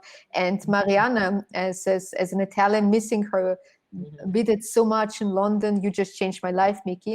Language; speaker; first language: English; non-native, fluent; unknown